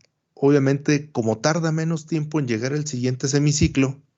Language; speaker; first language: Spanish; native; Spanish